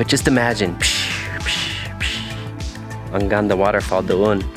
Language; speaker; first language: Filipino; non-native, learner; English